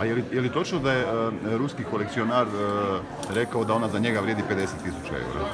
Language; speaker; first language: Serbian; native; Serbian